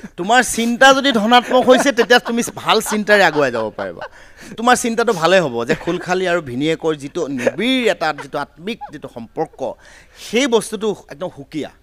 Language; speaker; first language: Assamese; native; Assamese